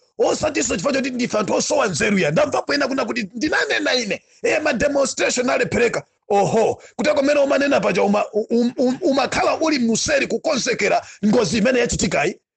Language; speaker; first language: Nyanja; non-native, local second language; Tumbuka